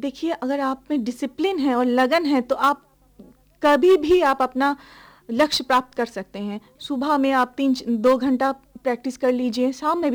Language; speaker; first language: Hindi; non-native, local second language; Bangla